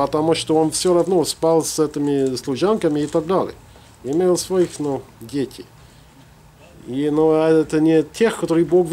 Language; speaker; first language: Russian; non-native, fluent; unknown